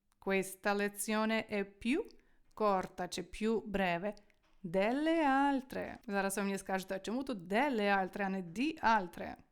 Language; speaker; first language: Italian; non-native, fluent; Ukrainian